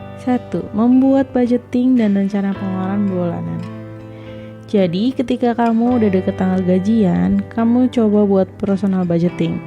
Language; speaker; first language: Indonesian; native; Indonesian